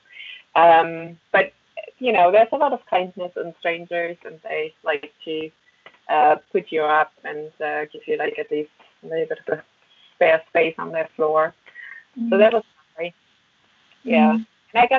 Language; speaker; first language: English; non-native, fluent; German